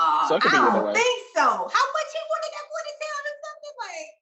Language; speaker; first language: English; native; English